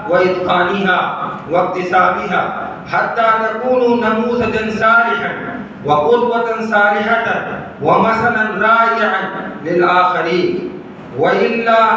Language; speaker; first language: Arabic; non-native, fluent; Urdu